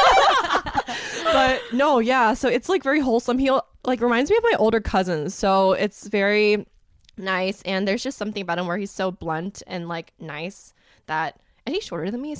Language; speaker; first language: English; native; English